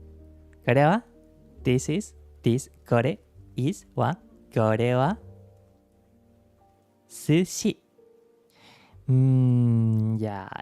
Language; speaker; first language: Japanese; non-native, learner; Spanish